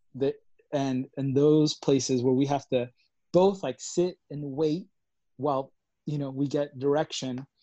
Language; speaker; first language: English; early bilingual, other home language; Spanish